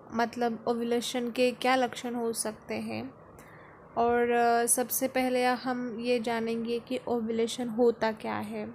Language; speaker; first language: Hindi; non-native, local second language; Marathi